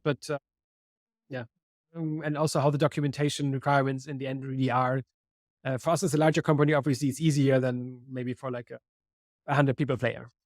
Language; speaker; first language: English; non-native, fluent; German